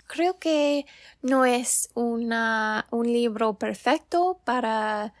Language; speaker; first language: Spanish; non-native, learner; English